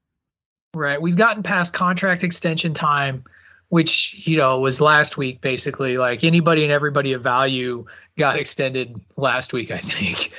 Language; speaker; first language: English; native; English